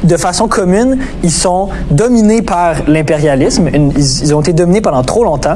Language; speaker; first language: French; native; French